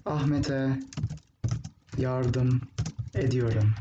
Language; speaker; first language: Turkish; non-native, fluent; English